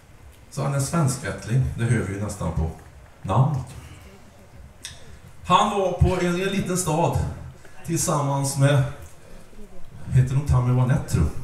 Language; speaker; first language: Swedish; native; Swedish